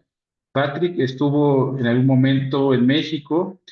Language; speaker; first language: Spanish; native; Spanish